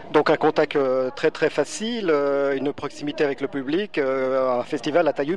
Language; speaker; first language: French; native; French